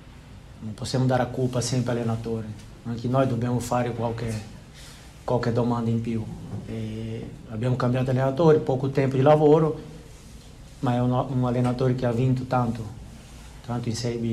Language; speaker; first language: Italian; non-native, fluent; Portuguese